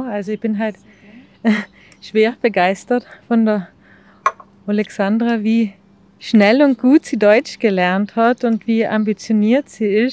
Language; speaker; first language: German; native; German